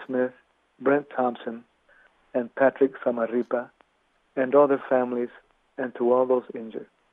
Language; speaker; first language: English; early bilingual, other home language; Spanish